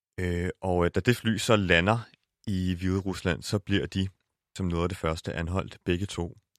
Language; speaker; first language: Danish; native; Danish